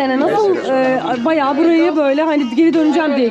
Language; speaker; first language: Turkish; native; Turkish